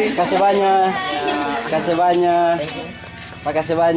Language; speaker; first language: Indonesian; non-native, local second language; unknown